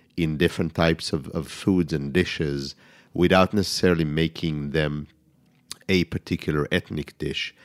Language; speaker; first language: English; non-native, fluent; Hebrew